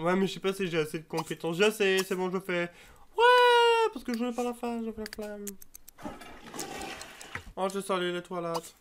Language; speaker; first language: French; native; French